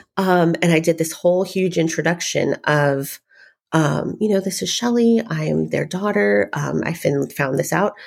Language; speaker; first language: English; native; English